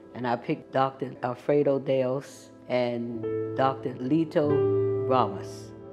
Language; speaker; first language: English; native; English